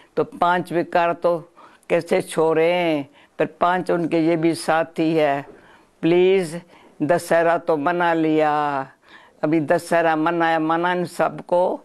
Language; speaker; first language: Urdu; non-native, local second language; Sindhi